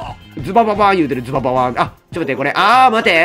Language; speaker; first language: Japanese; native; Japanese